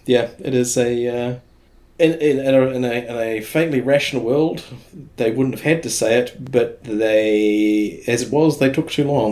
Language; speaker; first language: English; native; English